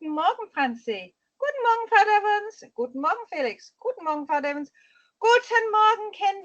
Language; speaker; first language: German; non-native, fluent; English